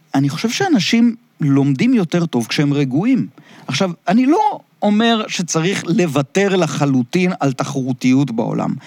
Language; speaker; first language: Hebrew; native; Hebrew